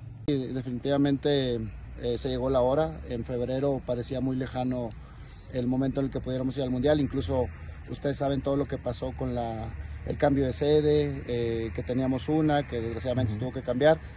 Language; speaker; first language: Spanish; native; Spanish